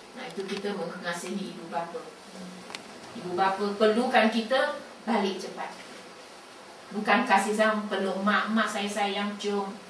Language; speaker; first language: Malay; non-native, local second language; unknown